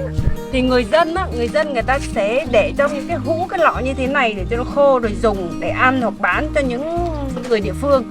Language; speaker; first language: Vietnamese; native; Vietnamese